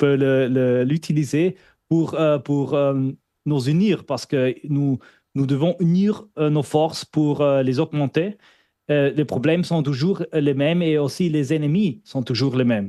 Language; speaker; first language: French; non-native, fluent; German